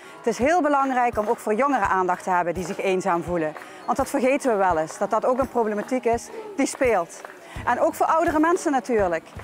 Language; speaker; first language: Dutch; native; Dutch